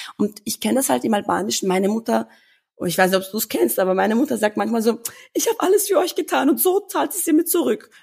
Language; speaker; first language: German; early bilingual, other home language; Albanian